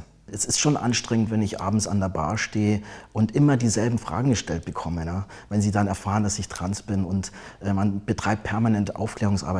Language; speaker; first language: German; native; German